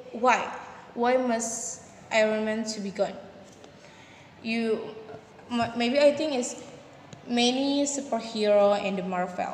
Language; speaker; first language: English; non-native, learner; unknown